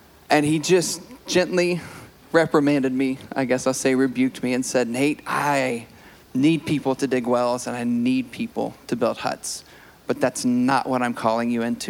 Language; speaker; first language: English; native; English